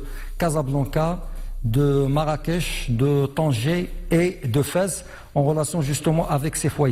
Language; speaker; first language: French; non-native, local second language; Arabic